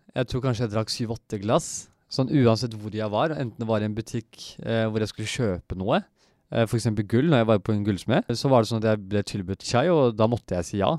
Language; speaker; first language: Norwegian; early bilingual, other home language; Turkish